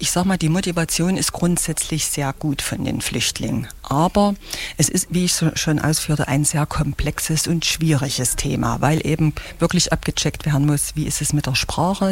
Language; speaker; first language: German; native; German